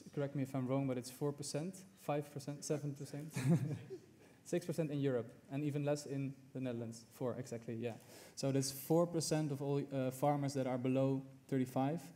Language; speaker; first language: English; non-native, fluent; Dutch